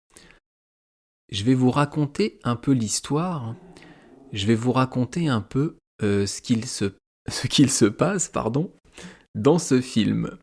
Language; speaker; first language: French; native; French